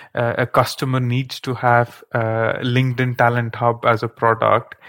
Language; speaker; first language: English; non-native, local second language; Kannada